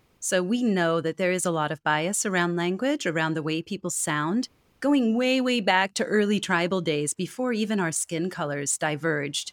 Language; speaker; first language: English; native; English